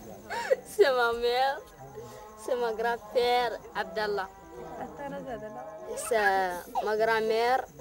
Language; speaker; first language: French; non-native, learner; Arabic